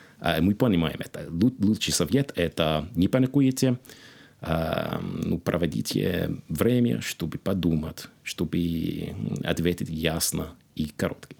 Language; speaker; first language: Russian; non-native, fluent; English